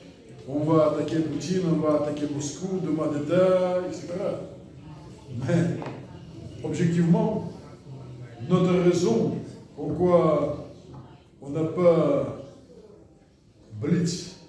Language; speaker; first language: French; non-native, learner; Russian